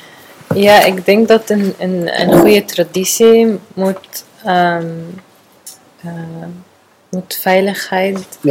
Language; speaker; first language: Dutch; non-native, learner; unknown